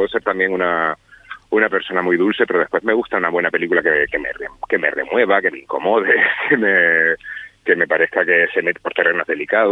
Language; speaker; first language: Spanish; native; Spanish